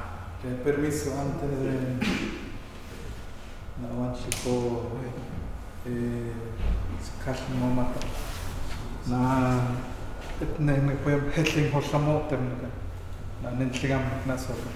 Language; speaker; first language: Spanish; non-native, local second language; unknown